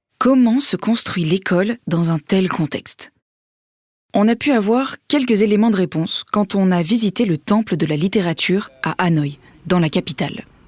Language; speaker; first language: French; native; French